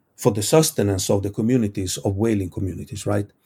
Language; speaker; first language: English; non-native, fluent; Italian